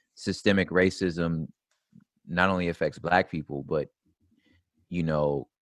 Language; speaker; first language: English; native; English